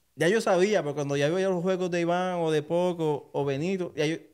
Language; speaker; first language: Spanish; native; Spanish